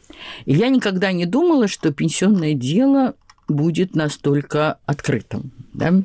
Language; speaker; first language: Russian; native; Russian